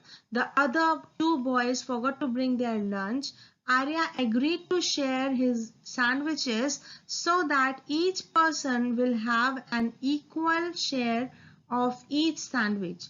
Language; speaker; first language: English; non-native, local second language; Hindi